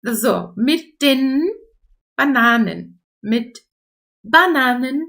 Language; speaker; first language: German; non-native, fluent; Portuguese